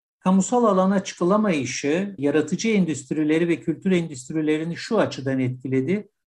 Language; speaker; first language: Turkish; native; Turkish